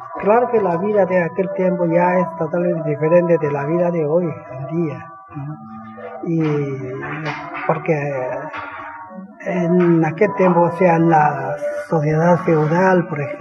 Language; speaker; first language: Spanish; non-native, fluent; Chinese